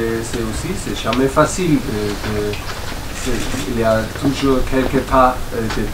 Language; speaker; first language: French; non-native, learner; German